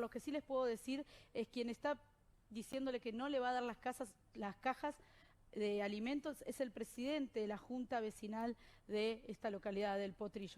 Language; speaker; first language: Spanish; native; Spanish